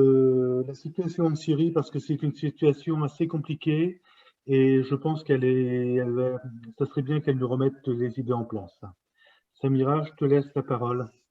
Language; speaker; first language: French; native; French